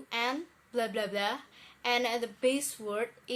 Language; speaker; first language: English; non-native, learner; Indonesian